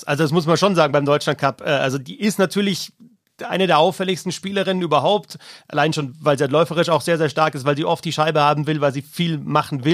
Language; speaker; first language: German; native; German